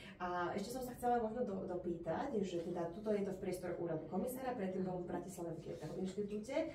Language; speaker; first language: Slovak; native; Slovak